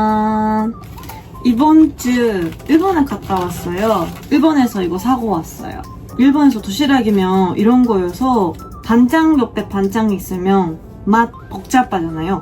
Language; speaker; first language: Korean; non-native, fluent; Japanese